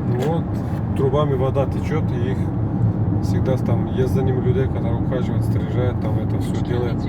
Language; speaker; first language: Russian; non-native, local second language; Kyrgyz